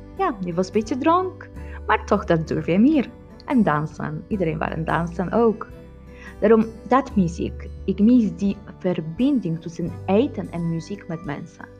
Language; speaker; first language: Dutch; non-native, learner; Polish